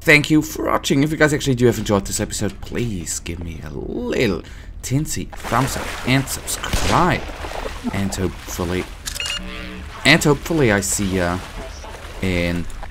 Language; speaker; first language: English; non-native, fluent; German